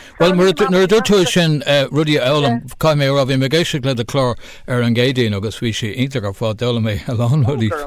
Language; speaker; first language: Irish; non-native, local second language; English